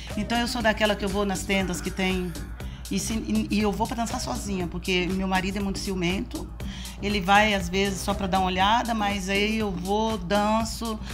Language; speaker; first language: Portuguese; native; Portuguese